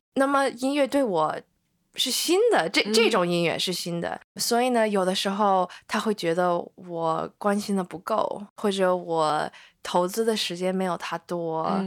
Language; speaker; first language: Chinese; early bilingual, heritage; Chinese